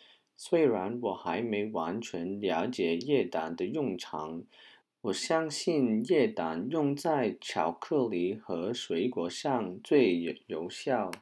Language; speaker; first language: Chinese; non-native, learner; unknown